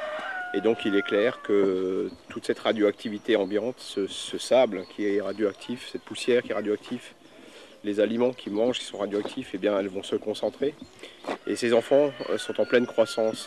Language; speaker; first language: French; native; French